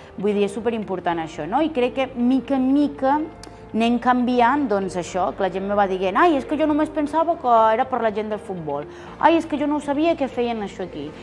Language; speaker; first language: Catalan; non-native, fluent; Spanish